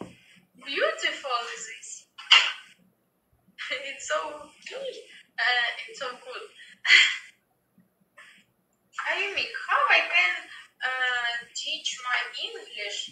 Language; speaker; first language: English; non-native, learner; Russian